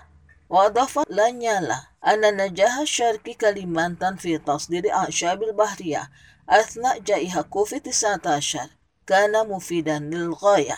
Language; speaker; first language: Arabic; non-native, fluent; Indonesian